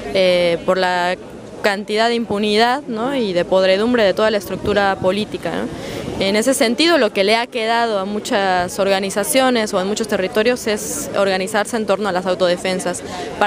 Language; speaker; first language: Spanish; native; Spanish